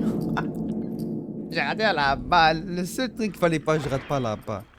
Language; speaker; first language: French; native; French